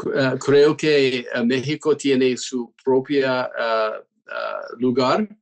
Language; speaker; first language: Spanish; non-native, fluent; English